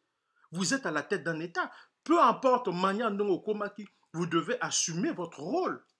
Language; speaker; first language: French; non-native, local second language; Lingala